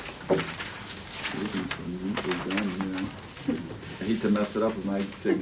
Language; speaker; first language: English; native; English